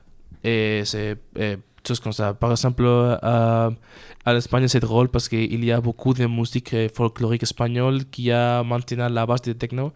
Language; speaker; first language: French; non-native, learner; Spanish